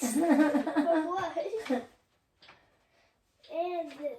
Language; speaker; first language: English; native; English